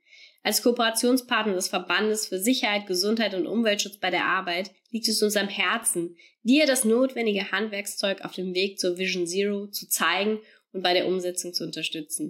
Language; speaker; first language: German; native; German